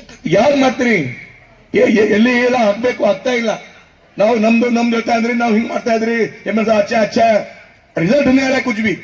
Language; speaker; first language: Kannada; non-native, local second language; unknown